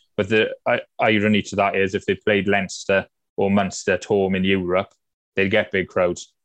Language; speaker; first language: English; native; English